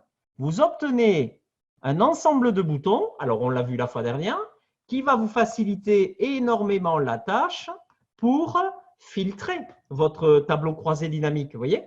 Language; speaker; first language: French; native; French